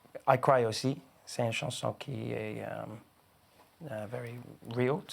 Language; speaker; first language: French; non-native, learner; English